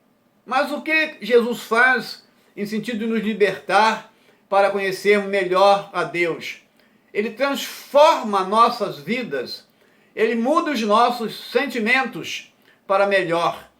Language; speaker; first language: Portuguese; native; Portuguese